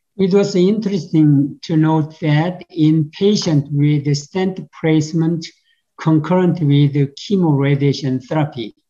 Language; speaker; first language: English; non-native, fluent; Korean